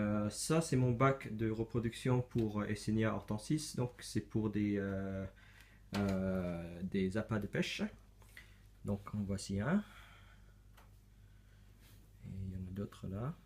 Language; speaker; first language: French; native; French